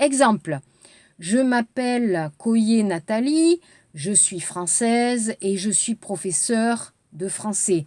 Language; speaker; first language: French; native; French